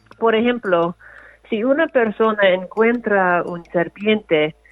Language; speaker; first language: Spanish; non-native, learner; English